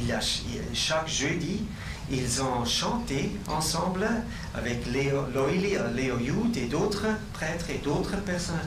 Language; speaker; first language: French; non-native, local second language; German